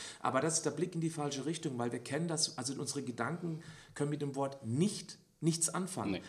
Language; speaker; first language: German; native; German